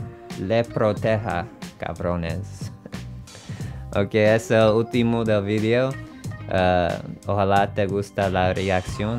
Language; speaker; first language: Spanish; non-native, learner; English